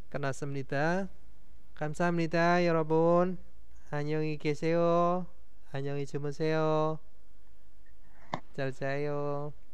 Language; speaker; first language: Korean; non-native, fluent; Indonesian